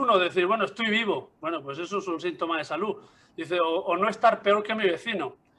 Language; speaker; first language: Spanish; native; Spanish